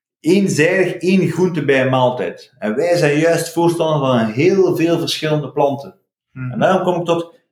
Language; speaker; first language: Dutch; native; Dutch